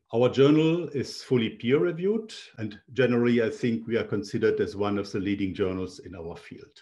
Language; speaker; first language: English; non-native, fluent; German